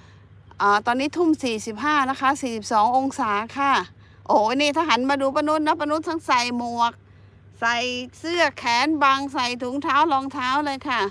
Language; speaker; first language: Thai; native; Thai